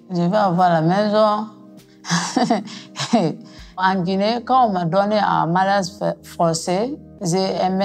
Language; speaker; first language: French; non-native, local second language; Mandingo